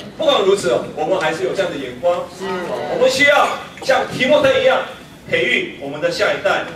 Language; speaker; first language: Chinese; non-native, fluent; Korean